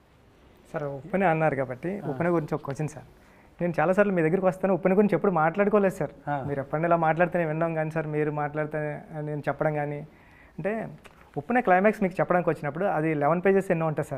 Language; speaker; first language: Telugu; native; Telugu